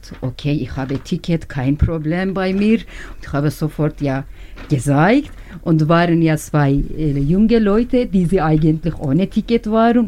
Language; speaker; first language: German; non-native, learner; Turkish